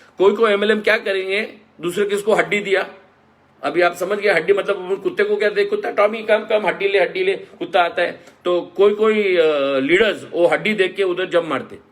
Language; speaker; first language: Hindi; non-native, local second language; Marathi